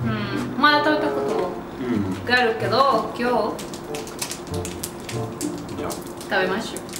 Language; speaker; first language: Japanese; non-native, learner; Spanish